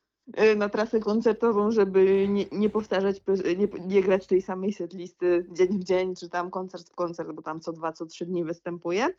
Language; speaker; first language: Polish; native; Polish